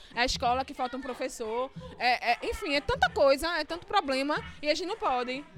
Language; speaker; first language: Portuguese; native; Portuguese